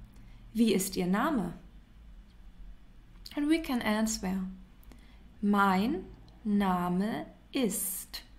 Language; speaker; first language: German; non-native, fluent; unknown